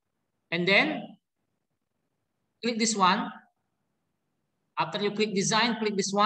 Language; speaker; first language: English; non-native, learner; Indonesian